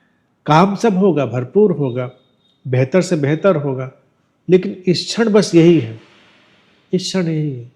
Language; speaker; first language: Hindi; native; Hindi